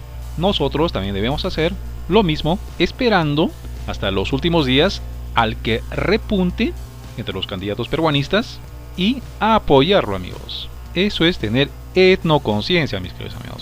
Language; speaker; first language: Spanish; native; Spanish